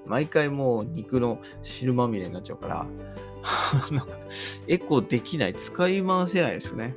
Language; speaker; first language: Japanese; native; Japanese